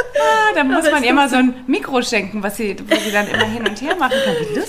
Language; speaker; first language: German; native; German